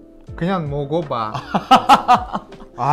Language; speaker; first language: Korean; non-native, learner; Russian